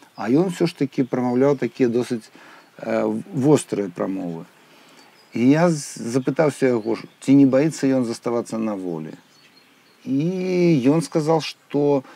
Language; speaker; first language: Belarusian; non-native, local second language; Russian